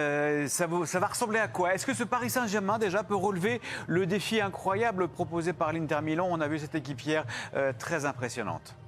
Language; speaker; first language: French; native; French